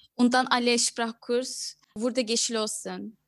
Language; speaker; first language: German; non-native, fluent; Turkish